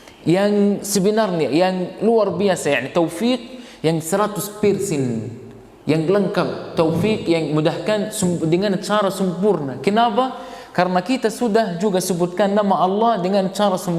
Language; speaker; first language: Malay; non-native, fluent; Arabic